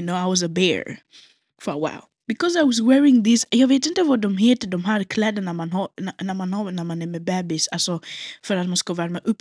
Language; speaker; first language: Swedish; non-native, local second language; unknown